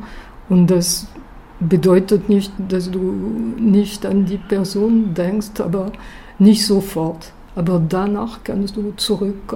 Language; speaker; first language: German; non-native, fluent; French